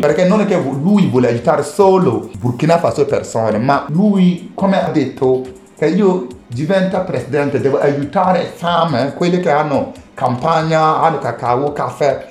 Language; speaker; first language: Italian; non-native, learner; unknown